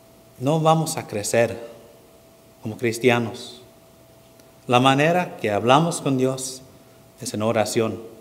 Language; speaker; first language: Spanish; non-native, fluent; English